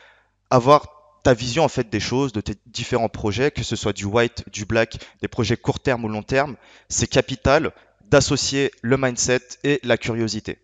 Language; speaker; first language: French; native; French